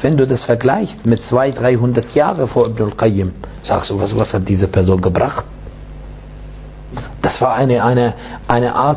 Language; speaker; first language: German; non-native, fluent; Arabic